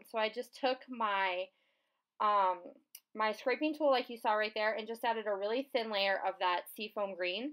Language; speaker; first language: English; native; English